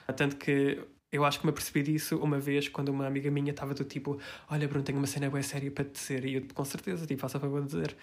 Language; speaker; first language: Portuguese; early bilingual, heritage; Portuguese